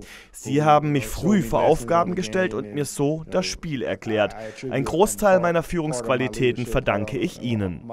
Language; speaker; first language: German; native; German